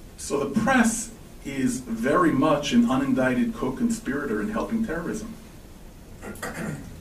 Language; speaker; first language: English; native; English